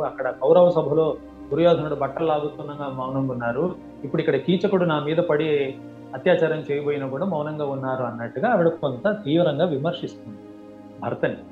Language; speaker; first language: Telugu; non-native, local second language; Kannada